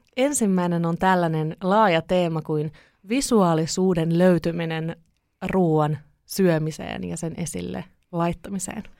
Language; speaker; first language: Finnish; native; Finnish